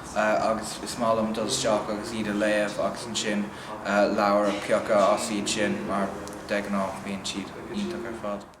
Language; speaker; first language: Irish; non-native, local second language; English